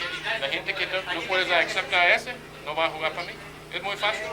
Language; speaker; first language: Spanish; non-native, fluent; English